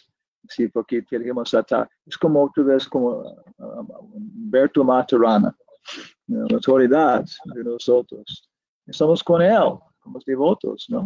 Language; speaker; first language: Spanish; non-native, learner; English